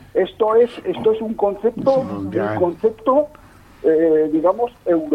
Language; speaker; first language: Spanish; native; Spanish